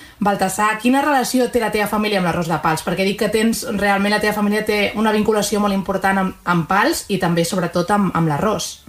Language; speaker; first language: Catalan; native; Catalan